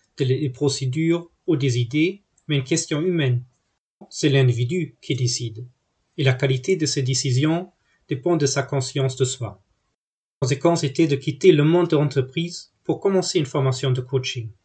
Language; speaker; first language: French; non-native, fluent; German